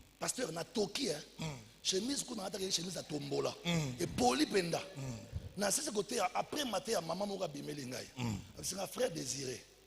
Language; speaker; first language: Lingala; native; Lingala